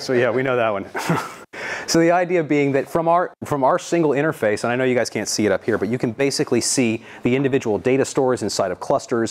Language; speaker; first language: English; native; English